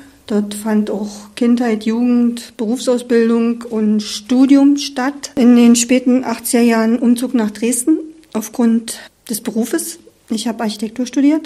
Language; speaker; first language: German; native; German